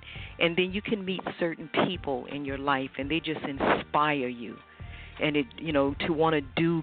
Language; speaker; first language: English; native; English